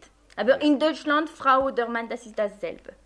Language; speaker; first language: German; non-native, fluent; French